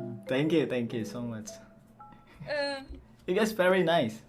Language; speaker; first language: English; non-native, learner; Indonesian